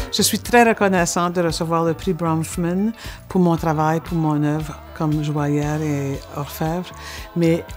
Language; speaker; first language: French; native; French